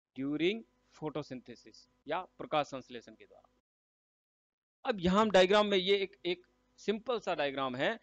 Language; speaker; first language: Hindi; native; Hindi